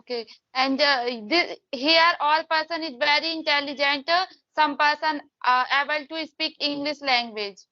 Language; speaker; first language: English; non-native, learner; Hindi